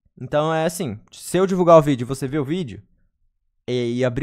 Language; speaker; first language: Portuguese; native; Portuguese